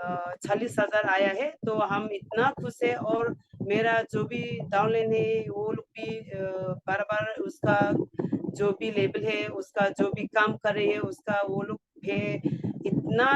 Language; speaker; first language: Hindi; non-native, local second language; Garo